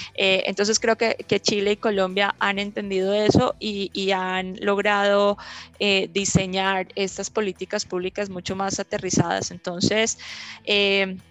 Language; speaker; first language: Spanish; native; Spanish